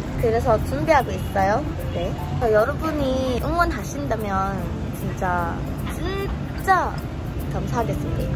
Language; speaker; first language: Korean; non-native, learner; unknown